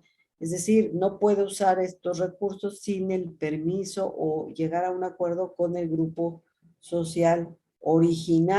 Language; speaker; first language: Spanish; native; Spanish